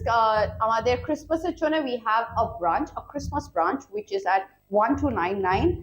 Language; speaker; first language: English; non-native, local second language; Bangla